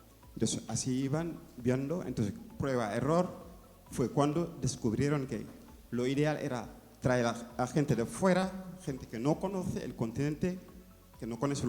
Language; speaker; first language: Spanish; non-native, fluent; Wolof